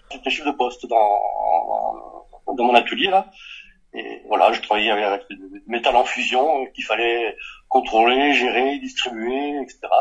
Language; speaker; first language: French; early bilingual, other home language; Portuguese